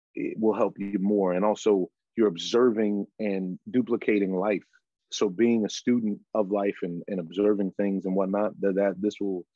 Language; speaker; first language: English; native; English